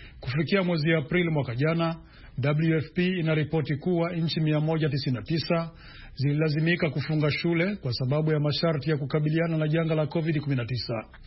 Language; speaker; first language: Swahili; non-native, local second language; Rundi